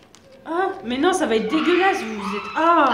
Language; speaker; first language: French; native; French